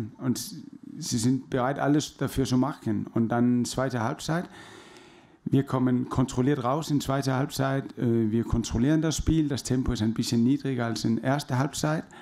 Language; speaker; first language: German; non-native, fluent; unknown